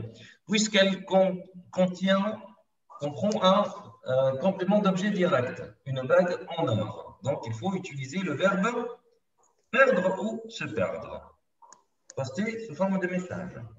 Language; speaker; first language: French; non-native, local second language; Arabic